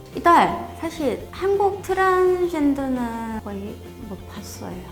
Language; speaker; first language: Korean; non-native, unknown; Thai